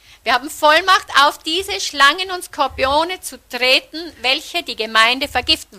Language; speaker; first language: German; native; German